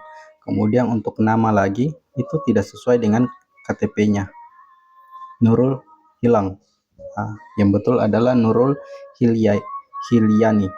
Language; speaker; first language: Indonesian; native; Indonesian